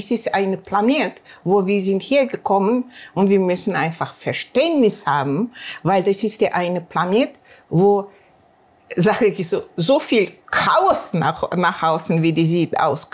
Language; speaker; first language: German; non-native, learner; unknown